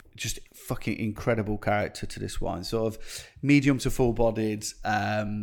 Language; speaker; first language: English; native; English